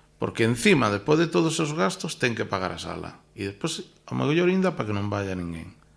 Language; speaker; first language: Galician; non-native, local second language; Spanish